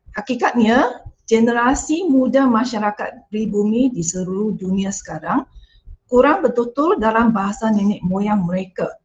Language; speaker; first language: Malay; non-native, local second language; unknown